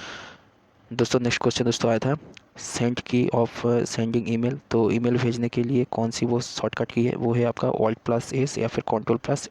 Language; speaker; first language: Hindi; native; Hindi